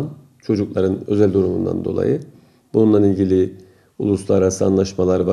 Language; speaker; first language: Turkish; native; Turkish